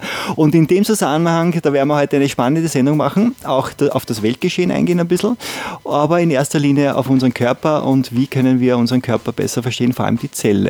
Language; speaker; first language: German; native; German